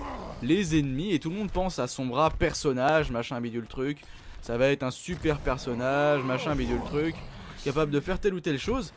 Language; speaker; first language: French; native; French